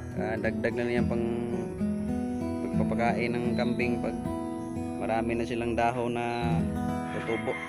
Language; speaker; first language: Filipino; non-native, local second language; Waray